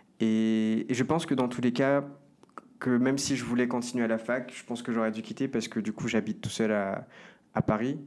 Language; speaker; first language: French; non-native, fluent; Portuguese